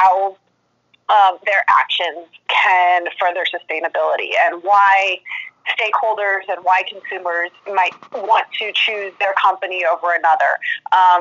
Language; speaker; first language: English; native; English